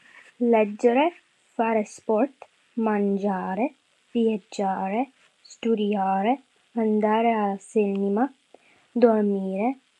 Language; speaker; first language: Italian; non-native, learner; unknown